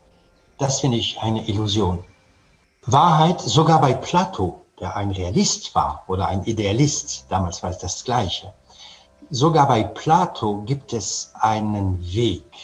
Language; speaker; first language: German; non-native, fluent; French